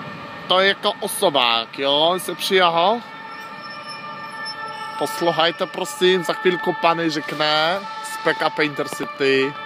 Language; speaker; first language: Czech; non-native, learner; Polish